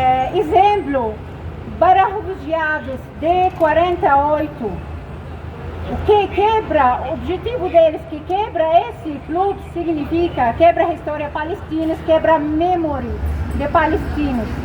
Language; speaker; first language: Portuguese; non-native, learner; Arabic